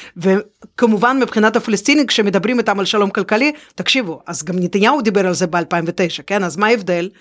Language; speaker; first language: Hebrew; non-native, fluent; Russian